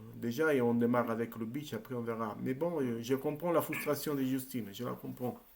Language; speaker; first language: French; non-native, fluent; Italian